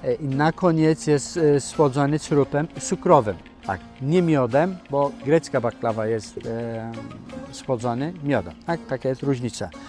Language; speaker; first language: Polish; non-native, fluent; Turkish